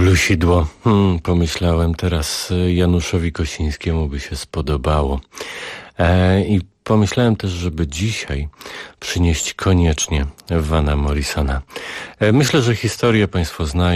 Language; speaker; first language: Polish; native; Polish